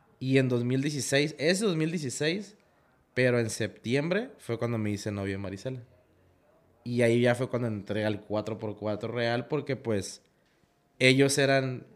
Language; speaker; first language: Spanish; native; Spanish